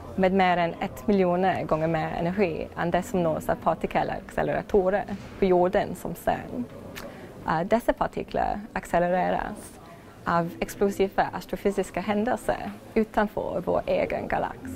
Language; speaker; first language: Swedish; non-native, fluent; English